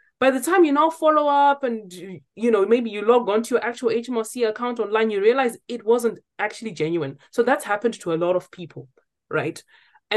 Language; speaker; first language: English; non-native, local second language; Shona